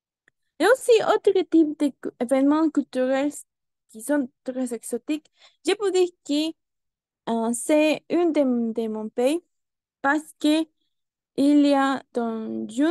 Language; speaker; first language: French; non-native, learner; Spanish